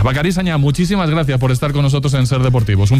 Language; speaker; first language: Spanish; native; Spanish